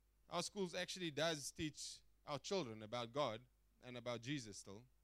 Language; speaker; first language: English; non-native, local second language; Afrikaans